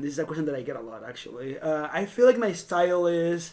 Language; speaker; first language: English; non-native, fluent; Spanish